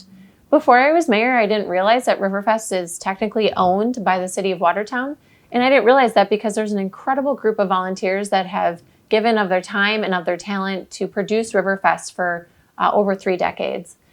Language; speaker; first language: English; native; English